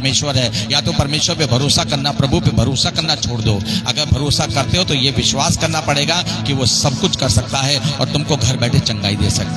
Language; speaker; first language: Hindi; native; Hindi